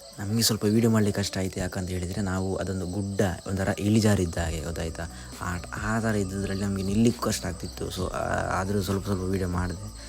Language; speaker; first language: Kannada; non-native, local second language; Tulu